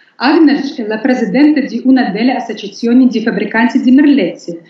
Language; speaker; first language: Italian; non-native, learner; Russian